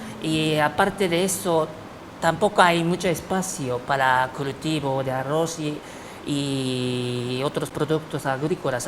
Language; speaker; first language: Spanish; non-native, fluent; Japanese